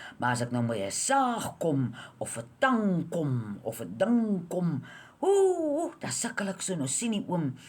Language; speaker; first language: Afrikaans; native; Afrikaans